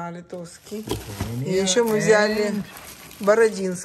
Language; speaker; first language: Russian; native; Russian